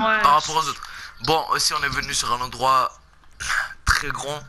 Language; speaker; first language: French; native; French